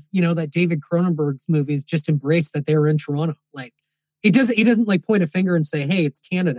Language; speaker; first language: English; native; English